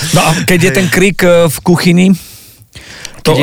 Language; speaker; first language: Slovak; native; Slovak